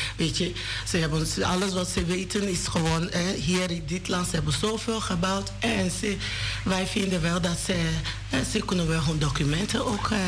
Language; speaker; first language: Dutch; non-native, learner; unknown